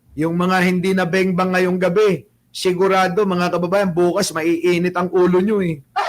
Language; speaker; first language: Filipino; native; Filipino